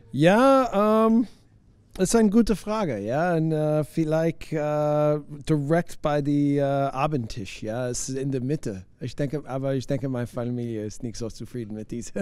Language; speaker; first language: German; non-native, learner; English